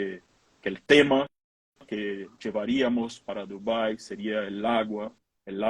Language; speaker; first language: Spanish; non-native, fluent; Portuguese